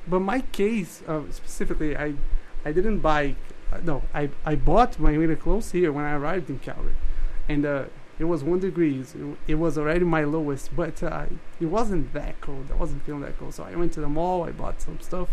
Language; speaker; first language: English; non-native, fluent; Portuguese